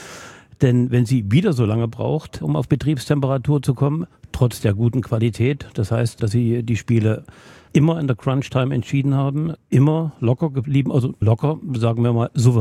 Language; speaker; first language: German; native; German